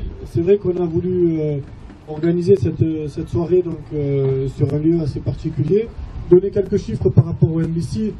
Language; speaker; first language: French; native; French